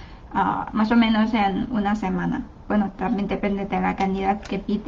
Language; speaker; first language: Spanish; non-native, learner; Chinese